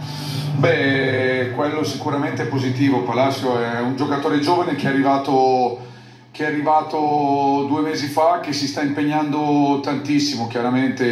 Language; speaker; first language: Italian; native; Italian